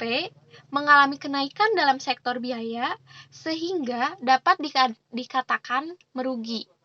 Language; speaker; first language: Indonesian; native; Indonesian